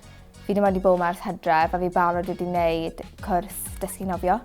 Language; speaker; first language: Welsh; native; Welsh